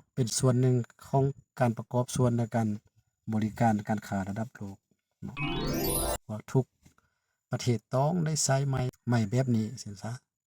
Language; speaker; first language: Lao; native; Lao